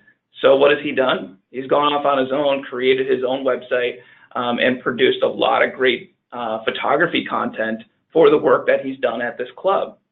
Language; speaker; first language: English; native; English